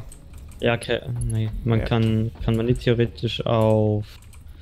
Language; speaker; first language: German; native; German